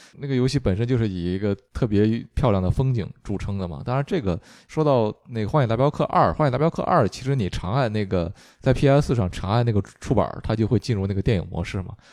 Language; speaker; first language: Chinese; native; Chinese